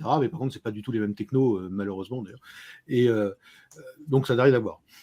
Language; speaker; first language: French; native; French